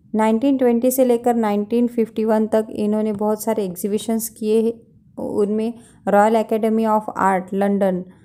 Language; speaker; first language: Hindi; non-native, local second language; Marathi